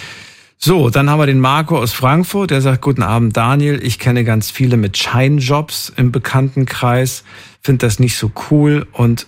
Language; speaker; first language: German; native; German